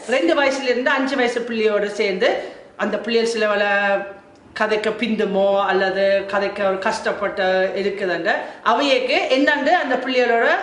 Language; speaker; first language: Tamil; non-native, fluent; German